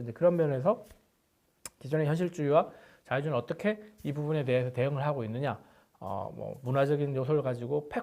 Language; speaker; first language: Korean; native; Korean